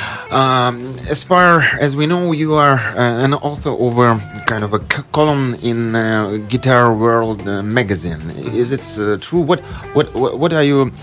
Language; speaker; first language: English; non-native, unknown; Russian